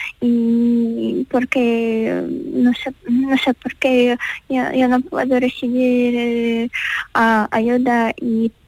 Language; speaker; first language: Spanish; non-native, learner; Ukrainian